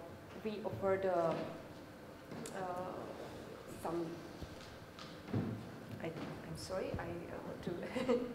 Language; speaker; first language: English; non-native, learner; Czech